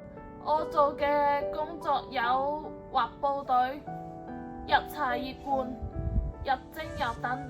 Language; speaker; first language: Cantonese; native; Cantonese